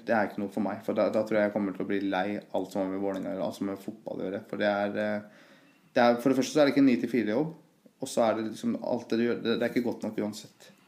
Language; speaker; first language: Norwegian; early bilingual, other home language; Persian